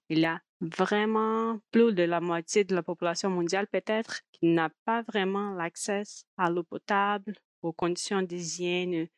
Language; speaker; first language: French; non-native, fluent; Portuguese